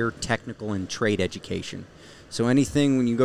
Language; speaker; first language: English; native; English